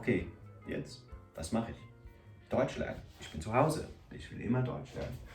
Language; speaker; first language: German; non-native, fluent; English